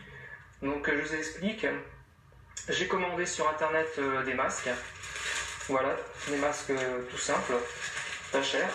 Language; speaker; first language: French; native; French